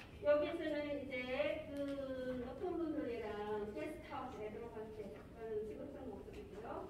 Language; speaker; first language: Korean; non-native, fluent; Filipino